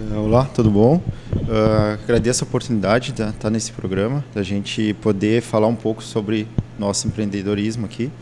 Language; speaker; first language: Portuguese; native; Portuguese